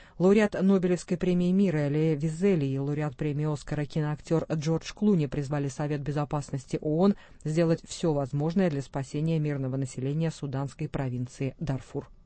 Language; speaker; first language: Russian; native; Russian